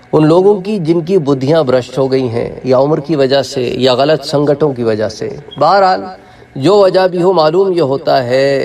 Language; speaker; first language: Urdu; non-native, local second language; Punjabi